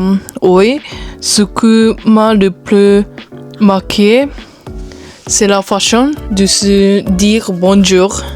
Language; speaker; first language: French; non-native, learner; Japanese